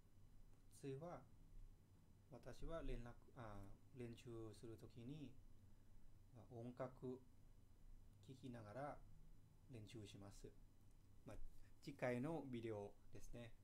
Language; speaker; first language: Japanese; non-native, fluent; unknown